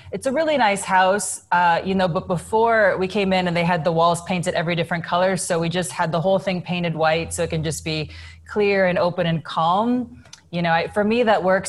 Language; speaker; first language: English; native; English